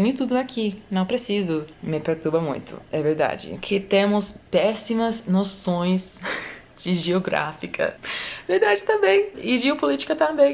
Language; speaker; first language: Portuguese; non-native, fluent; English